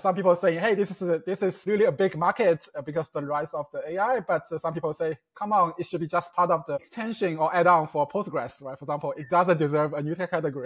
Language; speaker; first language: English; non-native, fluent; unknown